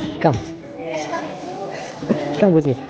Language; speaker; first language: English; non-native, learner; Russian